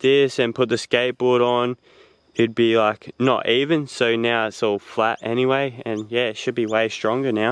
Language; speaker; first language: English; native; English